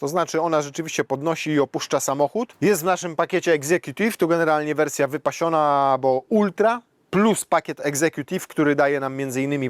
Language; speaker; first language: Polish; native; Polish